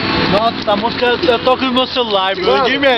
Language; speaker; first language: Portuguese; native; Portuguese